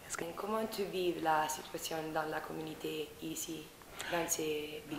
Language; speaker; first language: French; non-native, learner; Spanish